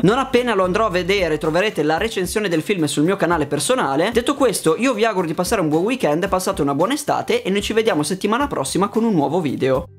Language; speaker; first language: Italian; native; Italian